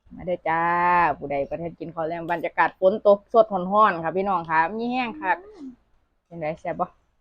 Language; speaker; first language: Thai; native; Thai